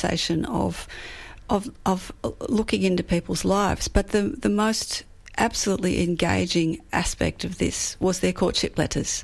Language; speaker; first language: English; native; English